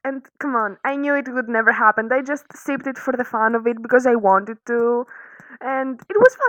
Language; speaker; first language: English; non-native, fluent; Greek